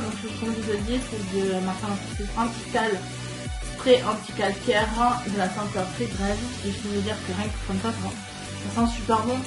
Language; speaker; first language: French; native; French